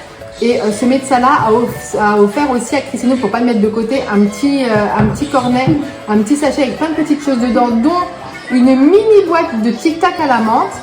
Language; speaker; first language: French; native; French